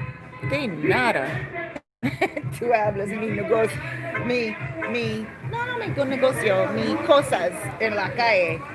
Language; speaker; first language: Spanish; non-native, learner; English